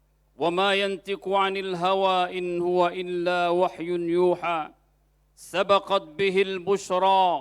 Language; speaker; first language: Arabic; non-native, fluent; Indonesian